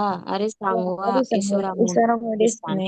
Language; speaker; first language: Japanese; non-native, learner; Indonesian